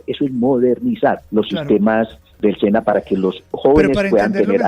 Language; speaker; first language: Spanish; native; Spanish